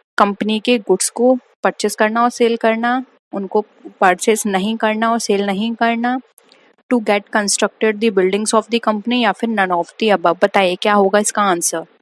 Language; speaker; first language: Hindi; native; Hindi